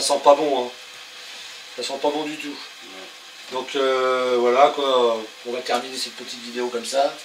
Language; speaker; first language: French; native; French